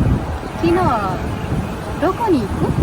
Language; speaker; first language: Japanese; non-native, learner; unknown